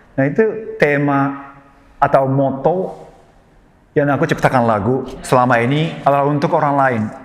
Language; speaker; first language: Indonesian; non-native, fluent; Japanese